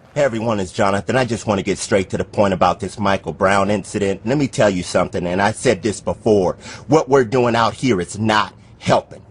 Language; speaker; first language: English; native; English